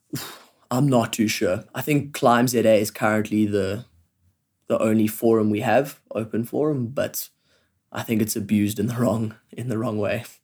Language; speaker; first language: English; native; English